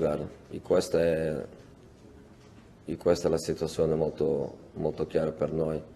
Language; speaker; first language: Italian; non-native, fluent; Portuguese